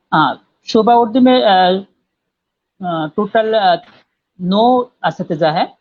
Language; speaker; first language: Hindi; non-native, fluent; Bangla